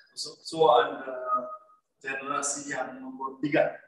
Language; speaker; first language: Malay; non-native, fluent; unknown